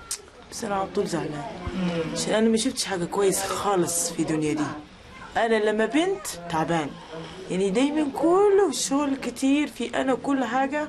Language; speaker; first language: Arabic; non-native, local second language; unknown